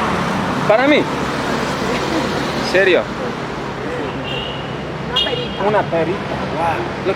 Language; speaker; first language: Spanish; non-native, learner; English